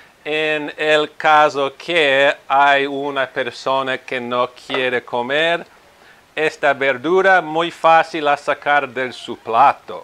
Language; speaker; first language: Spanish; non-native, fluent; Italian